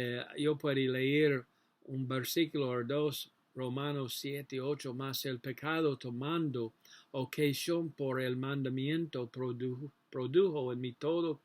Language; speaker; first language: Spanish; non-native, learner; English